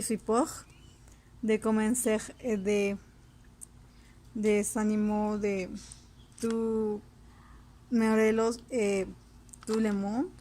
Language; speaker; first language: French; non-native, learner; Spanish